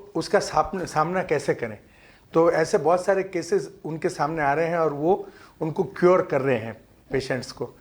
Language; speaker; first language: Hindi; non-native, local second language; Gujarati